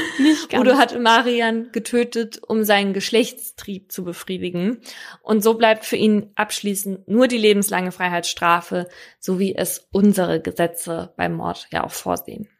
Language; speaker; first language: German; native; German